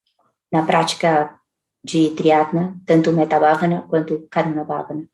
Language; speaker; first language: Portuguese; native; Portuguese